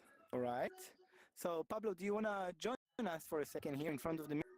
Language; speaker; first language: English; non-native, fluent; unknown